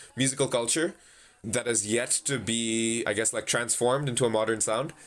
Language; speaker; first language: English; non-native, local second language; Bangla